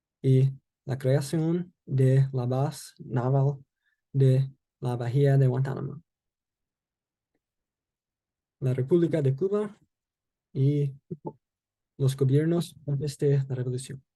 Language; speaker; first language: Spanish; non-native, learner; English